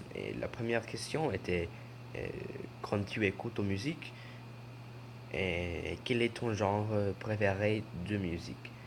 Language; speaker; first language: French; non-native, learner; English